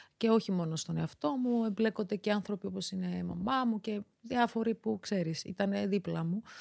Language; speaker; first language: Greek; early bilingual, other home language; Georgian